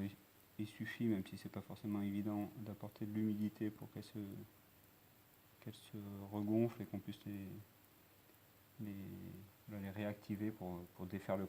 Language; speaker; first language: French; native; French